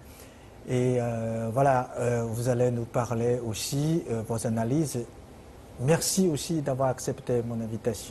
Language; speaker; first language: French; non-native, fluent; Chinese